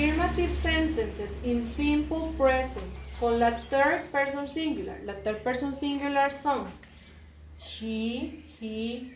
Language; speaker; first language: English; non-native, fluent; Spanish